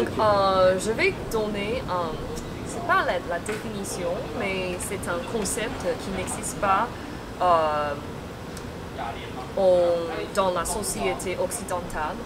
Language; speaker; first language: French; non-native, fluent; Chinese